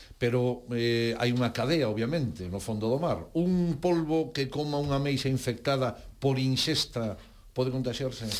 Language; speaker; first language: Galician; native; Galician